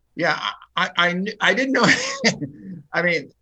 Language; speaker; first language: English; early bilingual, other home language; Finnish